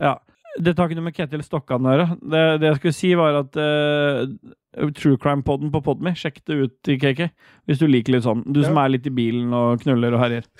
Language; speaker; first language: Norwegian; native; Norwegian